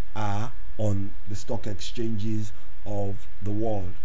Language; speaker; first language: English; non-native, local second language; Yoruba